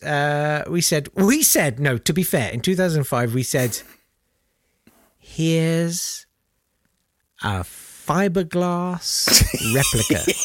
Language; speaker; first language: English; native; English